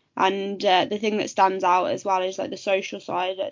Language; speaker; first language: English; native; English